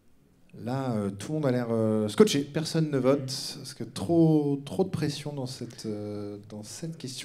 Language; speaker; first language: French; native; French